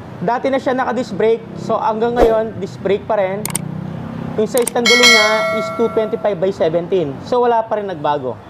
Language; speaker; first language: Filipino; non-native, local second language; Pampanga